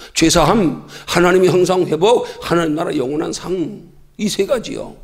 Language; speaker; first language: Korean; native; Korean